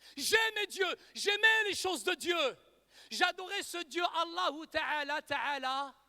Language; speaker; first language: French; early bilingual, other home language; Arabic